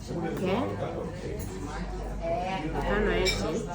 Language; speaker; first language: Greek; non-native, learner; Japanese